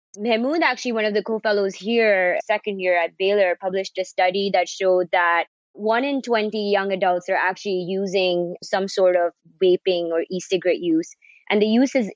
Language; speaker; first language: English; non-native, local second language; Urdu